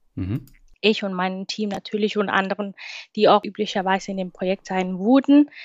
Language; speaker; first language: German; non-native, fluent; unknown